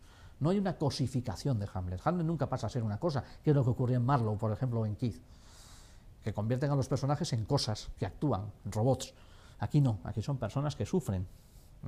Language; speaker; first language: Spanish; native; Spanish